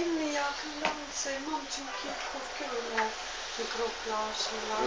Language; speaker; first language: Turkish; non-native, learner; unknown